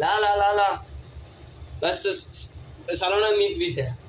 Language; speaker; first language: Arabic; non-native, learner; Bangla